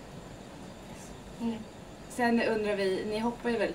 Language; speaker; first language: Swedish; native; Swedish